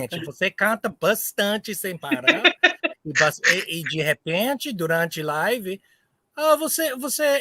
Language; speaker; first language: Portuguese; non-native, learner; English